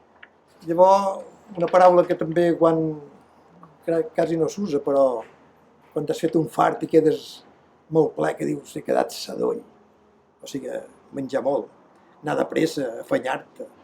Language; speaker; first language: Catalan; native; Catalan